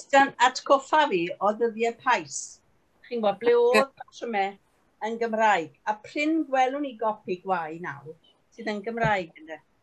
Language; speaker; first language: Welsh; native; Welsh